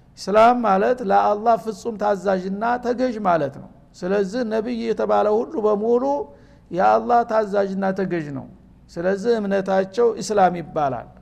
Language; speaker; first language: Amharic; native; Amharic